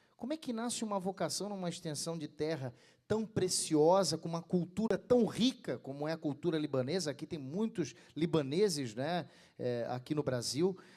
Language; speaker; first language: Portuguese; native; Portuguese